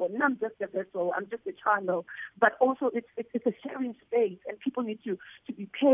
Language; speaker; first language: English; non-native, local second language; Southern Sotho